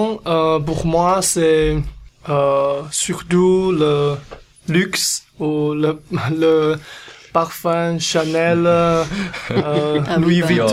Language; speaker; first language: French; non-native, learner; Chinese